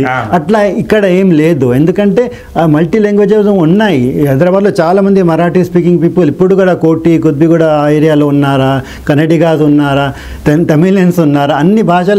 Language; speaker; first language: Telugu; non-native, local second language; Rajasthani